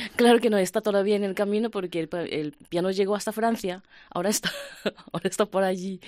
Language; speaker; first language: Spanish; non-native, fluent; Japanese